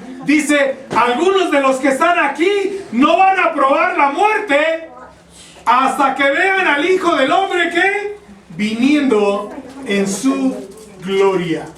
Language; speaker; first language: Spanish; native; Spanish